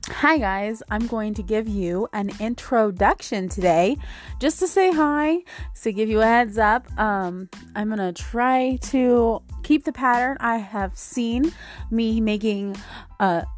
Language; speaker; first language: English; native; English